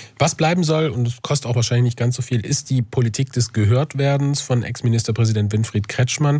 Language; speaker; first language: German; native; German